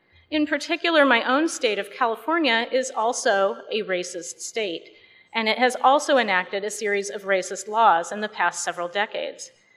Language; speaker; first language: English; native; English